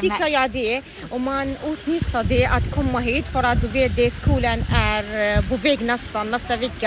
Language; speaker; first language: Swedish; non-native, learner; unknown